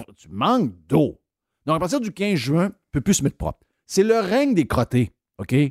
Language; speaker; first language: French; native; French